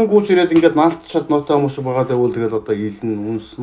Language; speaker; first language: Mongolian; native; Mongolian